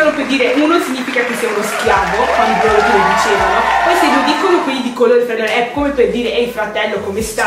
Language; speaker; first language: Italian; early bilingual, other home language; English